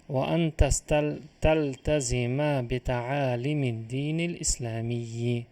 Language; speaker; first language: Arabic; non-native, fluent; Uzbek